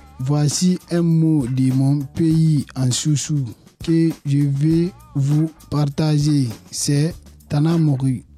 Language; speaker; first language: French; non-native, local second language; Susu